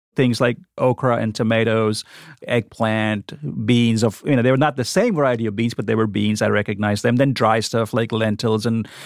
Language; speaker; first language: English; non-native, local second language; Gujarati